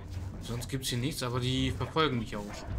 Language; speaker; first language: German; native; German